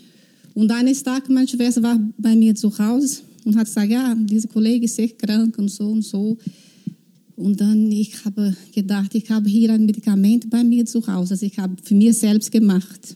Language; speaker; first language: German; non-native, learner; Portuguese